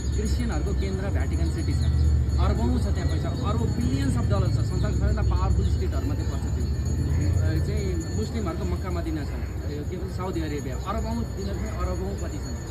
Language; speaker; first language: Nepali; native; Nepali